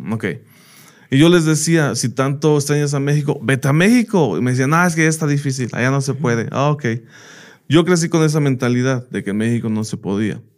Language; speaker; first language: Spanish; early bilingual, heritage; Spanish